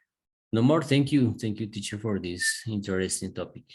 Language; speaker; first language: English; non-native, learner; Spanish